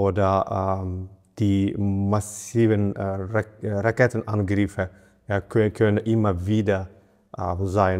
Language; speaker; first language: German; non-native, fluent; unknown